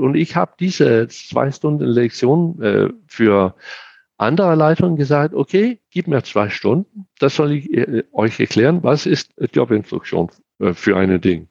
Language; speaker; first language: German; non-native, fluent; Danish